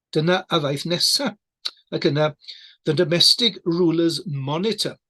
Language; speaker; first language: Welsh; native; Welsh